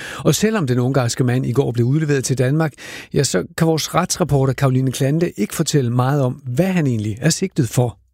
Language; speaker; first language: Danish; native; Danish